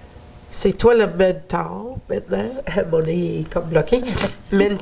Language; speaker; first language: French; native; French